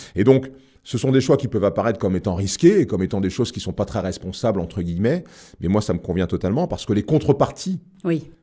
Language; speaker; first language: French; native; French